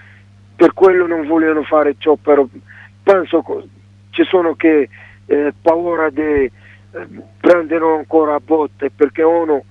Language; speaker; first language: Italian; non-native, learner; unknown